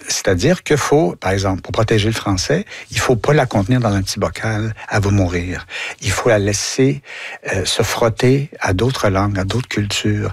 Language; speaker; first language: French; native; French